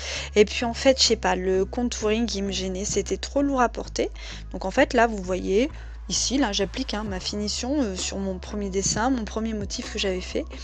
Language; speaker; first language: French; native; French